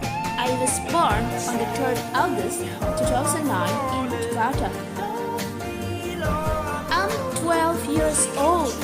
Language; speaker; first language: English; non-native, fluent; Indonesian